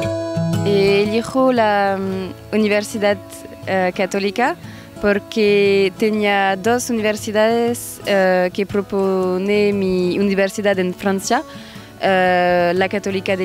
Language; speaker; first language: Spanish; non-native, learner; French